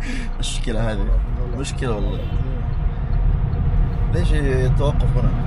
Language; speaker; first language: Arabic; non-native, learner; English